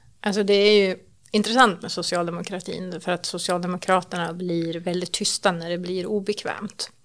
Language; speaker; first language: Swedish; native; Swedish